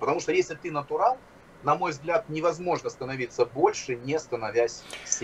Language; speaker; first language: Russian; native; Russian